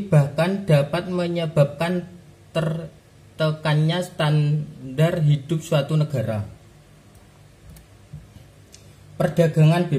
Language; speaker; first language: Indonesian; native; Indonesian